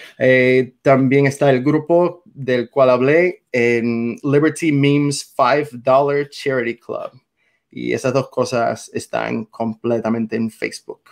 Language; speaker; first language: Spanish; non-native, fluent; English